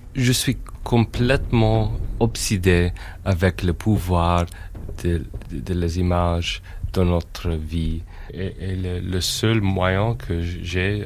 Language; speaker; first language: French; non-native, fluent; English